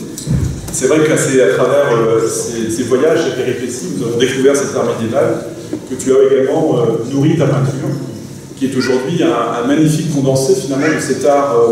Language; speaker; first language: French; native; French